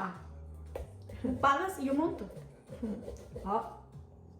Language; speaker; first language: Spanish; early bilingual, other home language; Portuguese